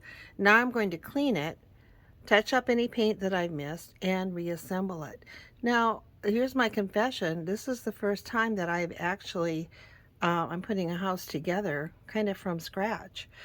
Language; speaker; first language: English; native; English